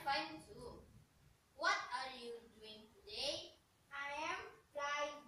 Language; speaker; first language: English; non-native, learner; Indonesian